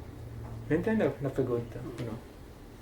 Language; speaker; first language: Spanish; non-native, fluent; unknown